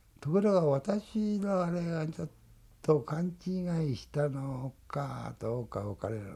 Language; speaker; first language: Japanese; native; Japanese